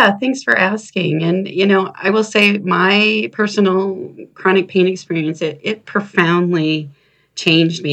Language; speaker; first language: English; native; English